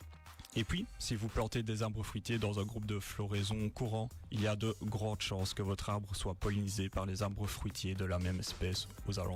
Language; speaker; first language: French; native; French